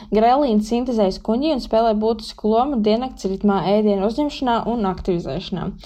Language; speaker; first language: Latvian; native; Latvian